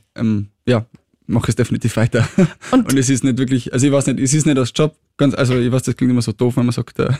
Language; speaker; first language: German; native; German